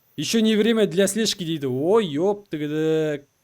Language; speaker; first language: Russian; non-native, local second language; Kazakh